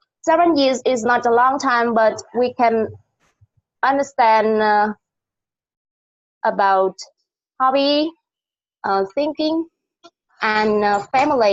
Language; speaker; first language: English; non-native, learner; Vietnamese